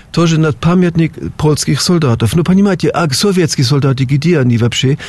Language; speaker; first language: Russian; non-native, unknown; German